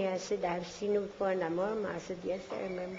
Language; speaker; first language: English; non-native, fluent; German